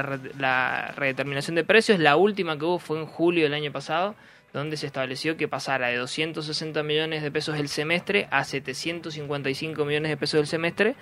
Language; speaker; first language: Spanish; native; Spanish